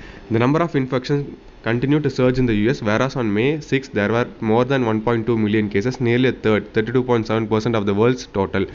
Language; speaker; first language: English; non-native, local second language; Tamil